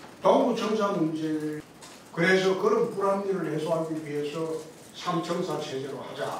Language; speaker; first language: Korean; native; Korean